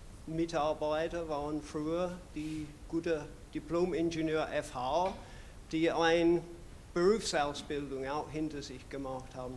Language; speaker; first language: German; non-native, fluent; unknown